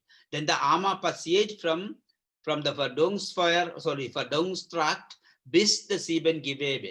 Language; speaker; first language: German; non-native, learner; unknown